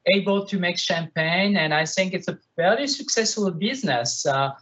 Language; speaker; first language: English; non-native, fluent; French